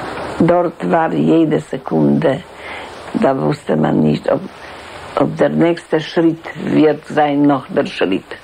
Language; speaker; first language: German; non-native, fluent; Polish